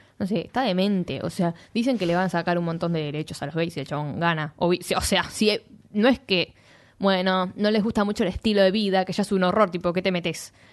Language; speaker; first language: Spanish; native; Spanish